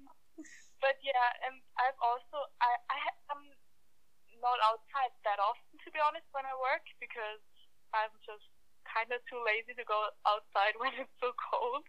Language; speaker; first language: English; non-native, fluent; German